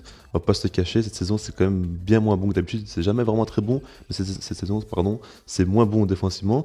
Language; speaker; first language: French; native; French